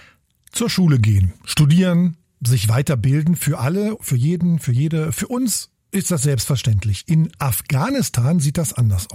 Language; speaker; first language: German; native; German